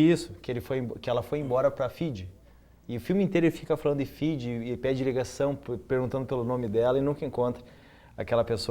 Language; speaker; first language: Portuguese; native; Portuguese